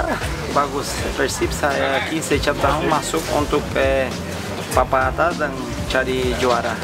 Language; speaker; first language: Indonesian; non-native, fluent; Portuguese